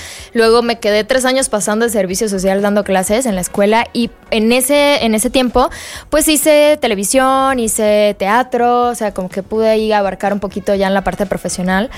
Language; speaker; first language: Spanish; native; Spanish